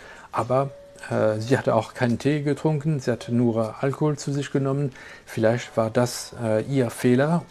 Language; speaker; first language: German; non-native, local second language; French